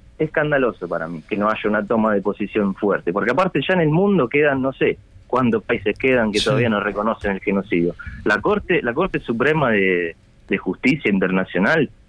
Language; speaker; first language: Spanish; non-native, fluent; Italian